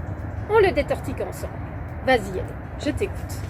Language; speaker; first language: French; native; French